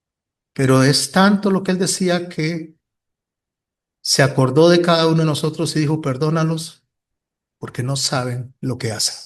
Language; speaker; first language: Spanish; native; Spanish